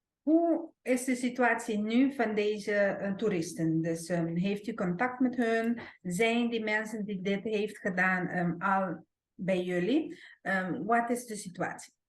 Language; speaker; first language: Dutch; non-native, local second language; Papiamento